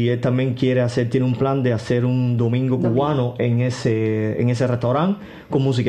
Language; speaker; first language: Spanish; native; Spanish